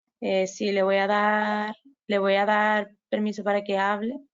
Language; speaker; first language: Spanish; native; Spanish